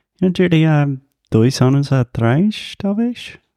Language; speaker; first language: Portuguese; non-native, fluent; English